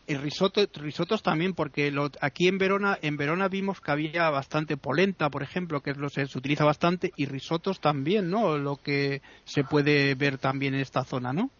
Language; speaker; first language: Spanish; native; Spanish